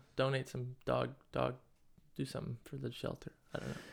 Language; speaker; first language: English; native; English